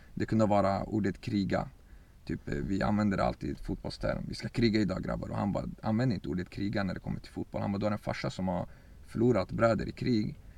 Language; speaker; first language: Swedish; early bilingual, other home language; Kurdish